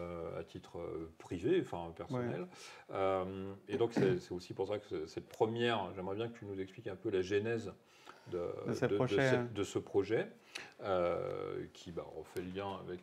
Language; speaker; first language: French; native; French